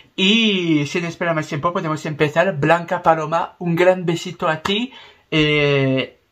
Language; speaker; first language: Spanish; non-native, learner; French